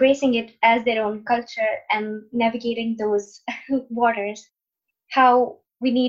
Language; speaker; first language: English; non-native, local second language; Urdu